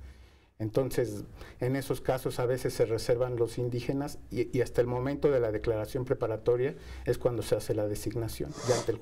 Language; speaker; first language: Spanish; native; Spanish